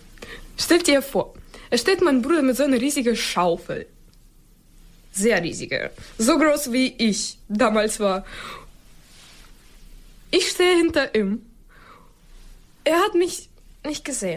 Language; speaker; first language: German; non-native, learner; Ukrainian